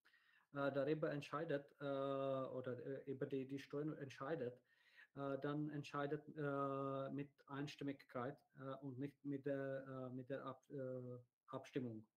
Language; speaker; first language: German; non-native, learner; Czech